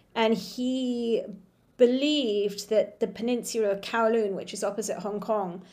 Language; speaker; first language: English; native; English